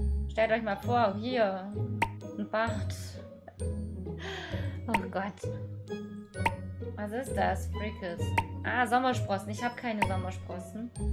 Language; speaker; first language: German; native; German